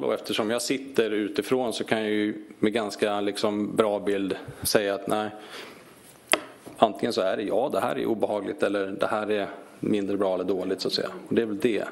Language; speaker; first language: Swedish; native; Swedish